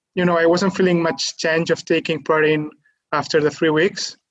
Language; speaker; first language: English; non-native, fluent; Catalan